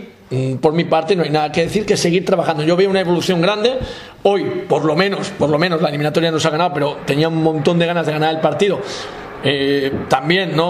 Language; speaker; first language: Spanish; native; Spanish